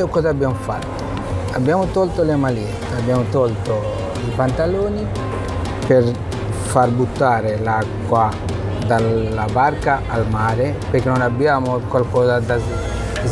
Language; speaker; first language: Italian; non-native, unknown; Bangla